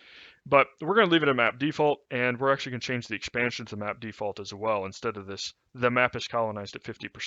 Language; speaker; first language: English; native; English